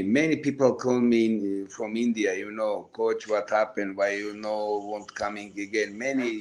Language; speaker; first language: English; non-native, learner; Georgian